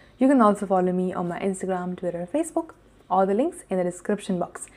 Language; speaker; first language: English; non-native, local second language; Gujarati